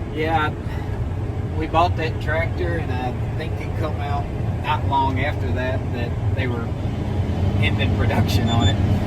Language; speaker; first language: English; native; English